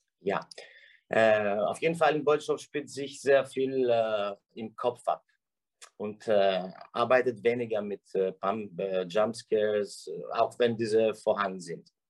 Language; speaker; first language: German; non-native, fluent; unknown